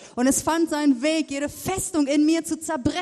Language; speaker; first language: German; native; German